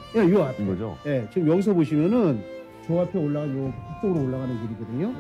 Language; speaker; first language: Korean; native; Korean